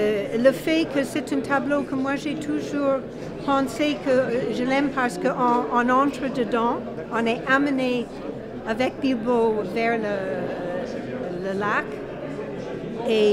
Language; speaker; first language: French; non-native, fluent; English